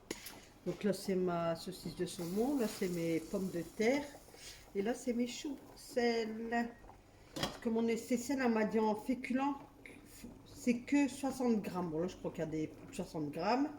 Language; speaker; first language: French; native; French